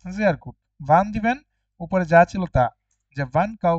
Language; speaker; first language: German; non-native, fluent; Bangla